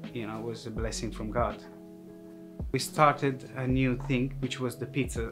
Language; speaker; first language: English; non-native, fluent; Italian